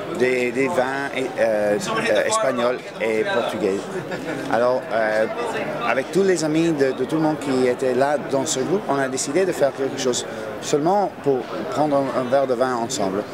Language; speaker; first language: French; non-native, fluent; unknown